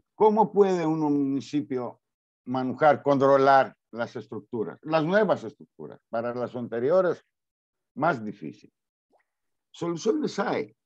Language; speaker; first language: Spanish; non-native, learner; Greek